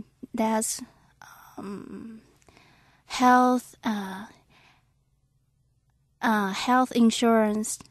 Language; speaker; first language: English; non-native, learner; Chinese